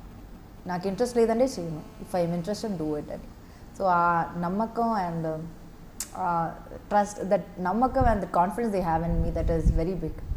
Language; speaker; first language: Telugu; non-native, fluent; Malayalam